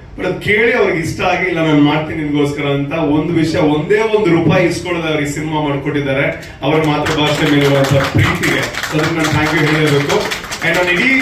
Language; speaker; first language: Kannada; non-native, local second language; Tulu